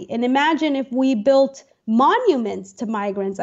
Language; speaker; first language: English; native; English